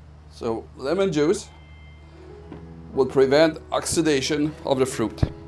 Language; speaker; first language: English; non-native, fluent; French